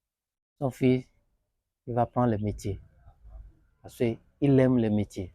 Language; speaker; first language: French; non-native, learner; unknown